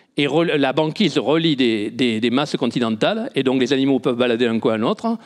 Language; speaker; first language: French; native; French